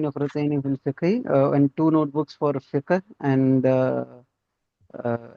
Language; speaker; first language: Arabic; non-native, learner; Urdu